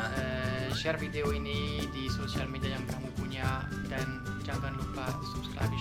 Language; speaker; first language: Indonesian; non-native, fluent; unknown